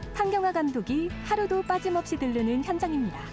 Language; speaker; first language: Korean; native; Korean